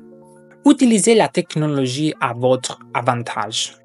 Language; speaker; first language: French; non-native, fluent; German